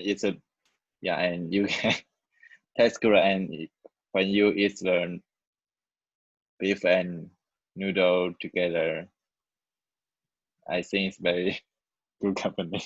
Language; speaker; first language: English; non-native, learner; Chinese